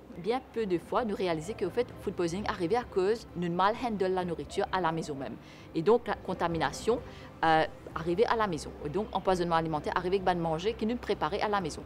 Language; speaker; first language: French; non-native, local second language; Morisyen